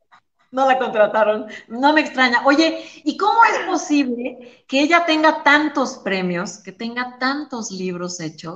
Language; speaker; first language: Spanish; native; Spanish